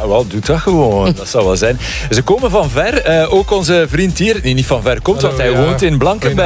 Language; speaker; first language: Dutch; native; Dutch